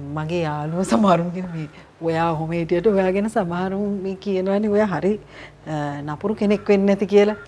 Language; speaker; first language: Sinhala; native; Sinhala